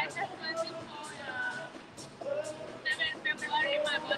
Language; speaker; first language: English; non-native, learner; Thai